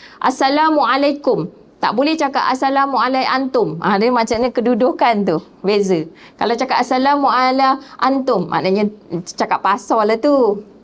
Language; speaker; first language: Malay; native; Malay